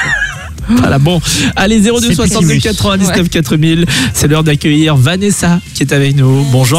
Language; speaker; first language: French; native; French